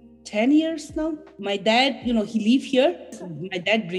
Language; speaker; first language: English; non-native, fluent; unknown